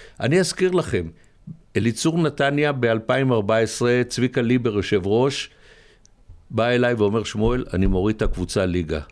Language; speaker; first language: Hebrew; native; Hebrew